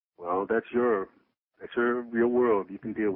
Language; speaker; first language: English; native; English